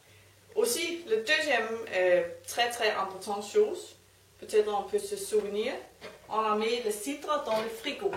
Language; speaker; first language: French; non-native, learner; Danish